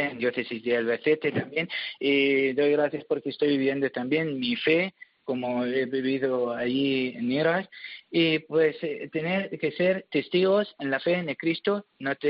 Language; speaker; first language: Spanish; non-native, learner; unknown